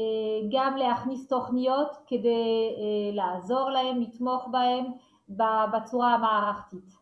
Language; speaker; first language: Hebrew; non-native, fluent; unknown